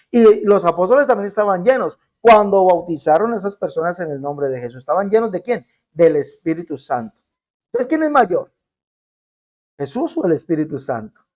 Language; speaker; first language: Spanish; native; Spanish